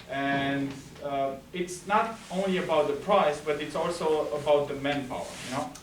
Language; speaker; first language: English; non-native, fluent; Romanian